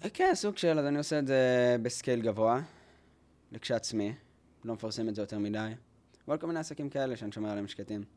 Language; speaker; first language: Hebrew; native; Hebrew